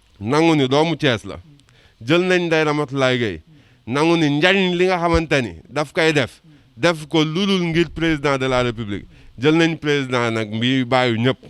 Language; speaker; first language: Wolof; native; Wolof